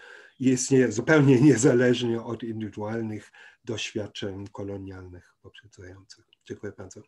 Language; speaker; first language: Polish; non-native, fluent; German